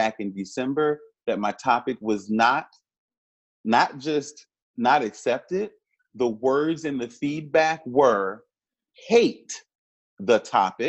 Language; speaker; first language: English; native; English